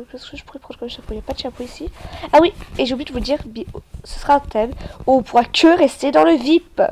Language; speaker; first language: French; native; French